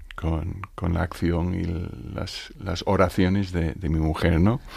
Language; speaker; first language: Spanish; non-native, fluent; English